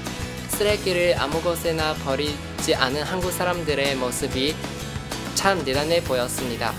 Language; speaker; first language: Korean; non-native, learner; Chinese